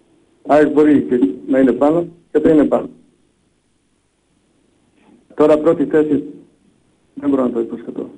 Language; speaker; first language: Greek; non-native, fluent; Bosnian